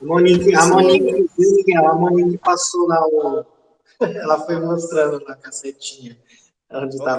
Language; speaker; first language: Portuguese; native; Portuguese